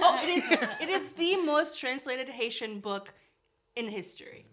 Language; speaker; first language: English; non-native, fluent; Haitian Creole